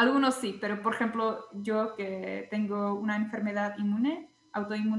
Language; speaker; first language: Spanish; non-native, fluent; Czech